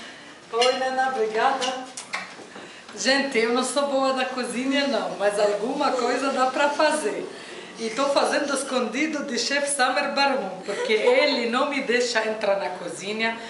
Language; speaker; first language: Portuguese; non-native, fluent; Arabic